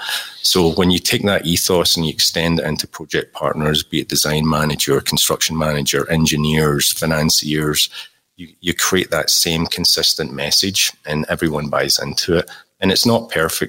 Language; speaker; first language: English; native; English